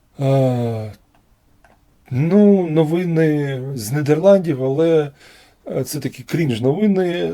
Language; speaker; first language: Ukrainian; non-native, local second language; Russian